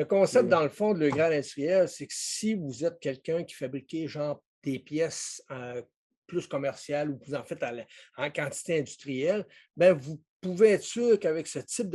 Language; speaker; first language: French; native; French